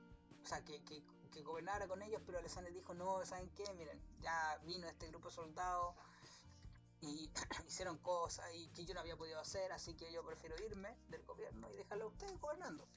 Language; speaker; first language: Spanish; native; Spanish